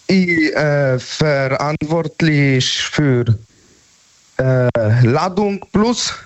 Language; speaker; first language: German; non-native, learner; Polish